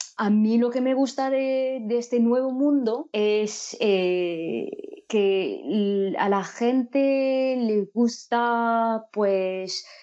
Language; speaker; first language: Spanish; non-native, fluent; French